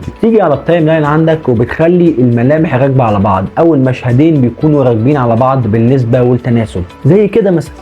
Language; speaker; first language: Arabic; native; Arabic